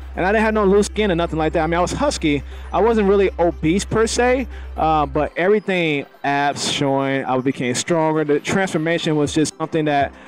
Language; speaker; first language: English; native; English